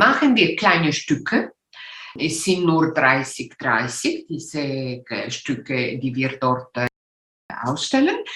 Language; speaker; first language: German; non-native, local second language; Italian